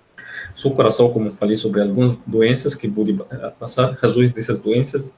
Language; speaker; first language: Portuguese; non-native, learner; Arabic